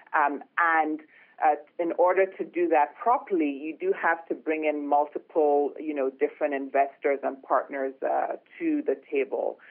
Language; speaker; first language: English; non-native, local second language; Yoruba